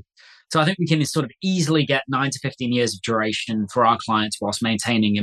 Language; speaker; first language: English; native; English